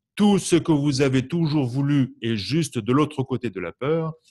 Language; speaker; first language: French; native; French